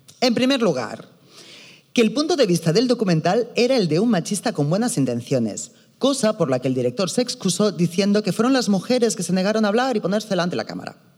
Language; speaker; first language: Spanish; native; Spanish